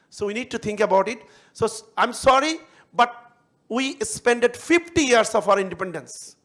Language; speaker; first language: English; non-native, local second language; Bangla